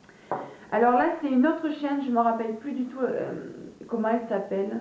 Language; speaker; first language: French; native; French